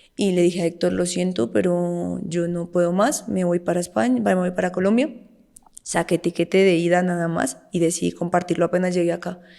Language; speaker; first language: Spanish; native; Spanish